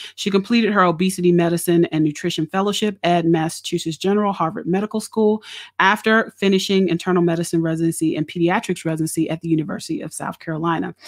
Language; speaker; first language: English; native; English